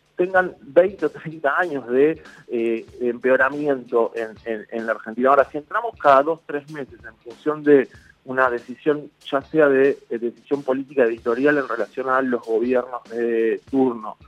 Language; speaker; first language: Spanish; native; Spanish